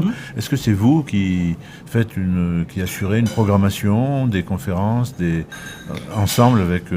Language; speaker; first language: French; native; French